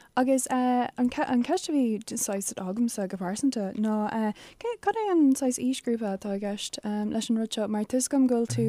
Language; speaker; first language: Irish; non-native, local second language; English